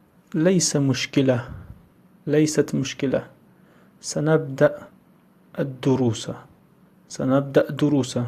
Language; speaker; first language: Arabic; non-native, learner; Tajik